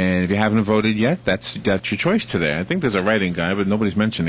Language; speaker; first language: English; native; English